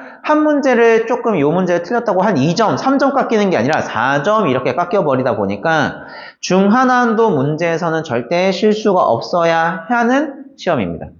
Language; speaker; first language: Korean; native; Korean